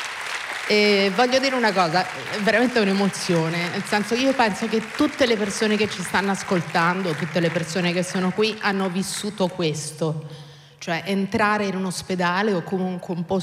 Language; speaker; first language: Italian; native; Italian